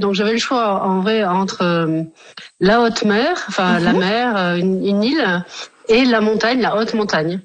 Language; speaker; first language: French; native; French